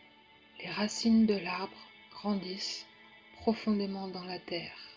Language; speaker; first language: French; native; French